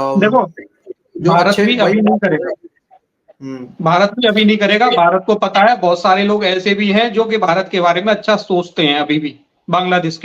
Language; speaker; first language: Hindi; native; Hindi